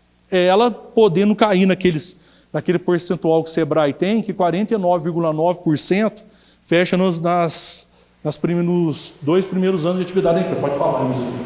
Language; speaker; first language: Portuguese; native; Portuguese